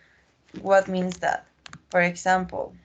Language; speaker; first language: English; non-native, learner; Spanish